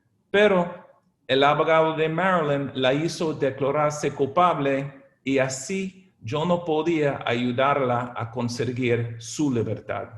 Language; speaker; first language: Spanish; non-native, fluent; English